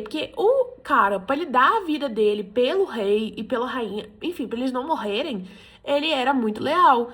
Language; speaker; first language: Portuguese; native; Portuguese